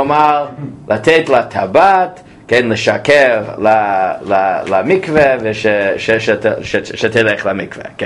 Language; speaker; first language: Hebrew; non-native, fluent; English